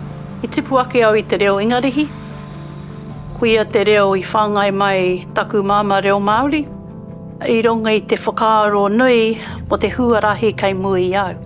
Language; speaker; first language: Māori; non-native, local second language; English